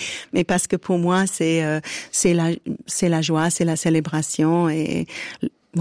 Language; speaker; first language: French; non-native, fluent; English